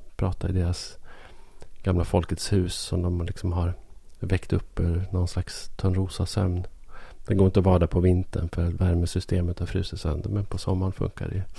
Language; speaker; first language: Swedish; native; Swedish